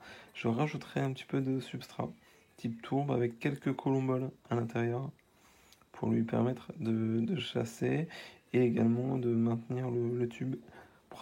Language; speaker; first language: French; native; French